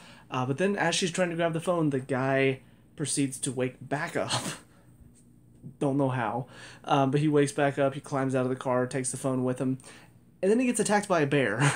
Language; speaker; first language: English; native; English